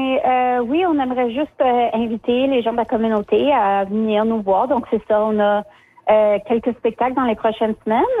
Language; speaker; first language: French; early bilingual, other home language; Spanish